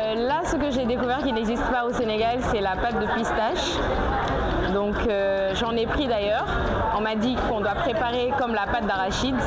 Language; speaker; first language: French; non-native, local second language; Wolof